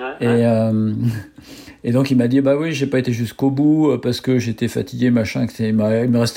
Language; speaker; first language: French; native; French